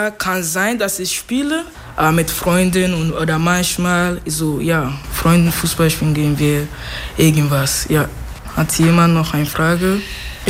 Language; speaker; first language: German; non-native, fluent; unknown